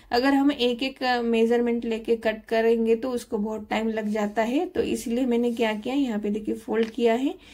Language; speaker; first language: Hindi; non-native, local second language; Marathi